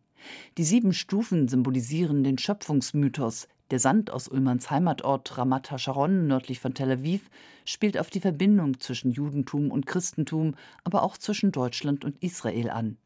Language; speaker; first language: German; native; German